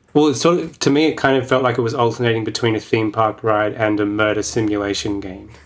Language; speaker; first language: English; native; English